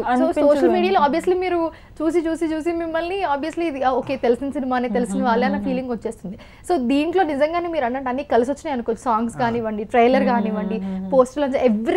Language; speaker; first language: Telugu; native; Telugu